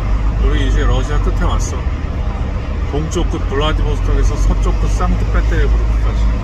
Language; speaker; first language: Korean; native; Korean